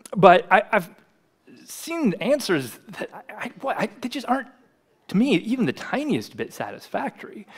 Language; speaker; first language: English; native; English